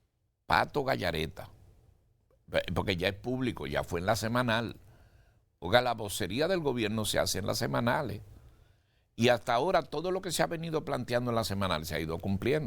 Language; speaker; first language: Spanish; native; Spanish